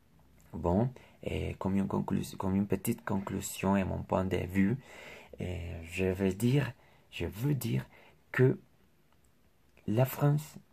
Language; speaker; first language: French; non-native, learner; Spanish